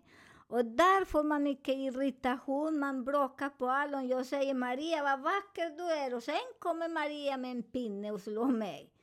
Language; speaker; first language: Swedish; non-native, learner; Spanish